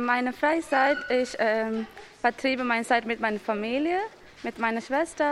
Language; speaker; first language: German; non-native, learner; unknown